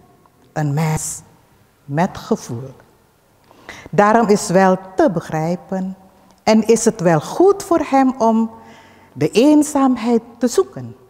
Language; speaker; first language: Dutch; early bilingual, other home language; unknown